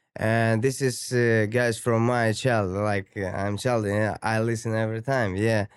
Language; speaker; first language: English; non-native, learner; Ukrainian